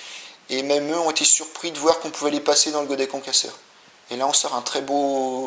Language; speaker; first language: French; native; French